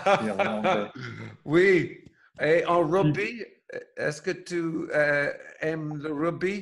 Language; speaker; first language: French; non-native, learner; English